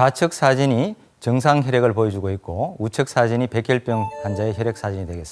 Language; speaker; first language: Korean; native; Korean